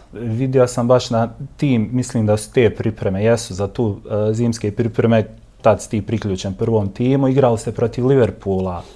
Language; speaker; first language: Croatian; native; Croatian